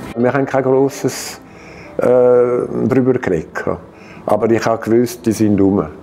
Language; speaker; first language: German; non-native, local second language; French